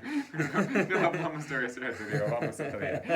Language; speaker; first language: Spanish; non-native, fluent; English